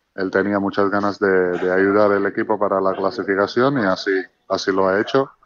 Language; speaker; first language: Spanish; non-native, fluent; Georgian